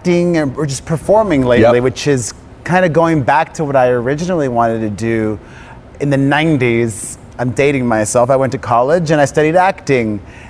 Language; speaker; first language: English; native; English